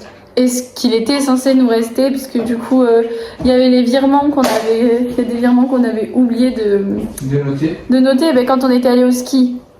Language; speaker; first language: French; native; French